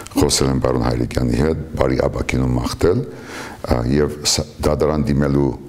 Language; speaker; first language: Armenian; early bilingual, heritage; Armenian